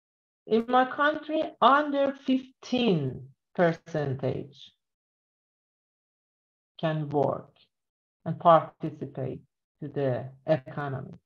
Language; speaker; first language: English; non-native, learner; Persian